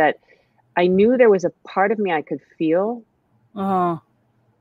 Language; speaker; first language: English; native; English